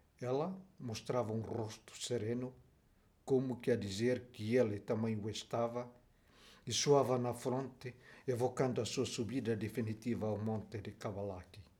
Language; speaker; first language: Portuguese; non-native, local second language; Tetum